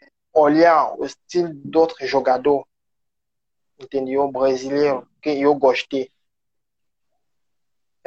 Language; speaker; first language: Portuguese; non-native, learner; French